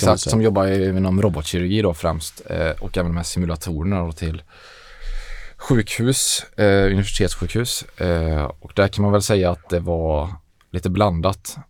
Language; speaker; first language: Swedish; native; Swedish